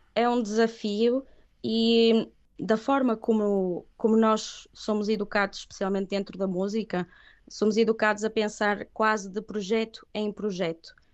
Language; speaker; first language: Portuguese; early bilingual, other home language; Catalan